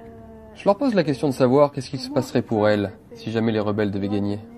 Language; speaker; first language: French; native; French